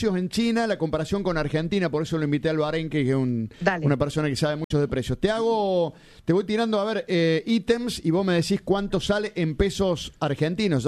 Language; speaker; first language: Spanish; native; Spanish